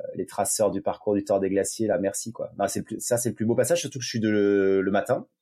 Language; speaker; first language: French; native; French